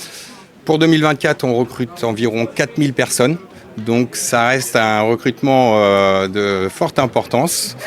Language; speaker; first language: French; native; French